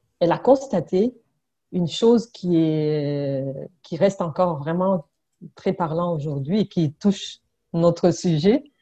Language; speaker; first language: French; non-native, local second language; Kinyarwanda